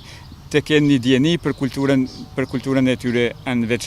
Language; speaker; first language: Albanian; native; Albanian